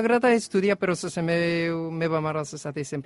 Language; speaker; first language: Catalan; non-native, learner; Korean